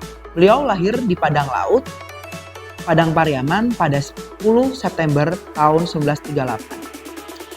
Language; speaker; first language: Indonesian; native; Indonesian